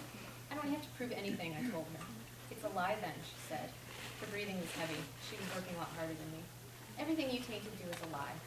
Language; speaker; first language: English; native; English